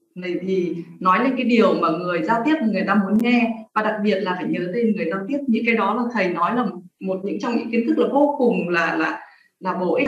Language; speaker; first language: Vietnamese; native; Vietnamese